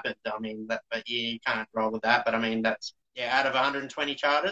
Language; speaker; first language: English; native; English